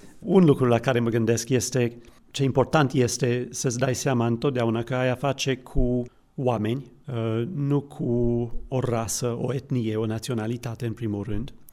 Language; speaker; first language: Romanian; non-native, fluent; English